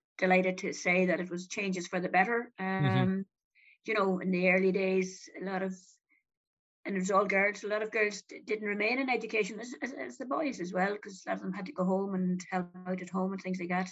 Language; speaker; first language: English; native; English